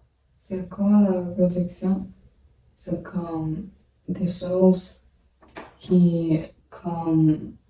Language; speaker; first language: French; non-native, learner; Chinese